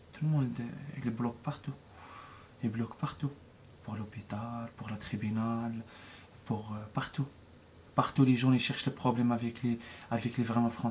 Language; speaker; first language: French; non-native, learner; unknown